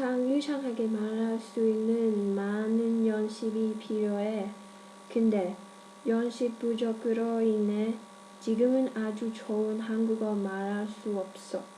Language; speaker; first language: Korean; non-native, learner; Cantonese